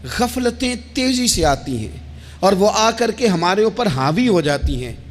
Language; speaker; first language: Urdu; non-native, local second language; Punjabi